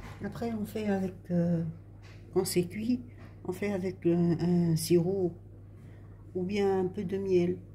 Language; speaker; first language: French; non-native, local second language; Arabic